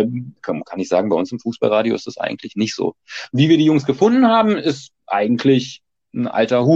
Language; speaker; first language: German; native; German